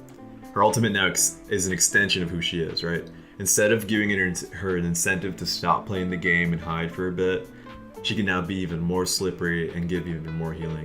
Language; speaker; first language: English; native; English